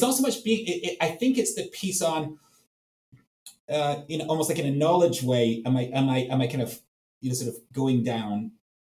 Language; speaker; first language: English; native; English